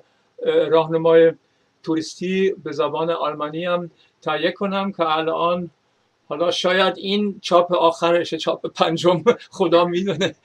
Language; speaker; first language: Persian; non-native, fluent; German